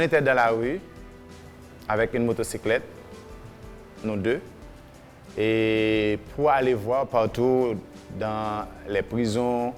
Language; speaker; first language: French; non-native, local second language; Haitian Creole